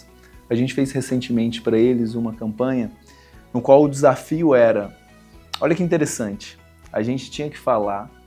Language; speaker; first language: Portuguese; native; Portuguese